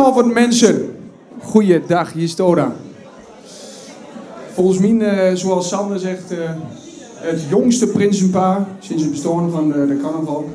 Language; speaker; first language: Dutch; native; Dutch